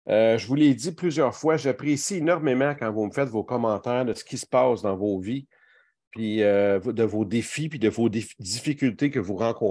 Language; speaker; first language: French; native; French